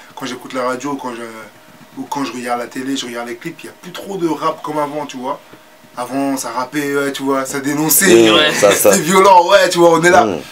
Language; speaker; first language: French; native; French